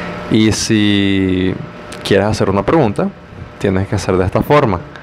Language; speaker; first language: Spanish; native; Spanish